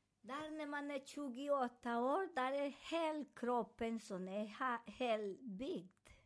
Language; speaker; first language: Swedish; non-native, fluent; Spanish